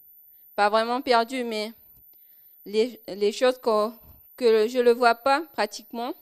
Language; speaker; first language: French; non-native, local second language; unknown